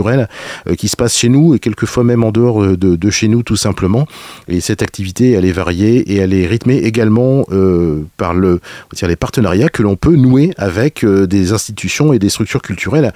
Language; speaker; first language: French; native; French